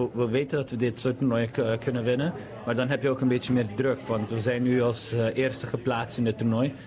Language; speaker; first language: Dutch; non-native, local second language; Papiamento